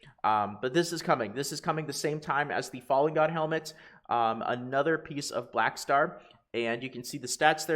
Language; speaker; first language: English; native; English